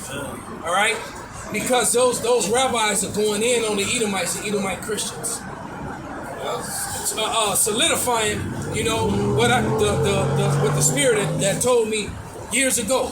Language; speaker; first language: English; native; English